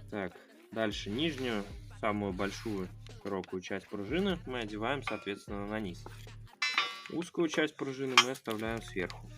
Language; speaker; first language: Russian; native; Russian